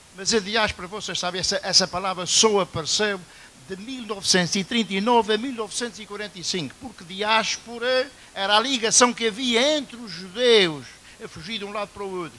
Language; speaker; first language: Portuguese; native; Portuguese